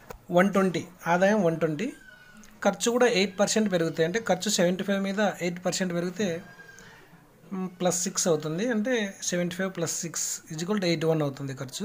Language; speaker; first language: Telugu; native; Telugu